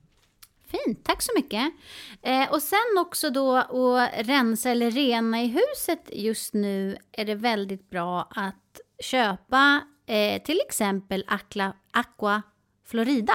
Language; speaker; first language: Swedish; native; Swedish